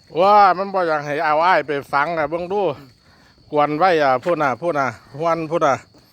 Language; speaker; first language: Thai; native; Thai